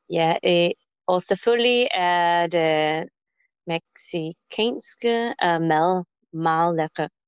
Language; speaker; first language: Danish; non-native, learner; English